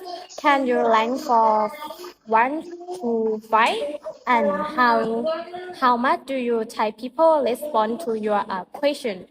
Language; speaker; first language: English; non-native, learner; Thai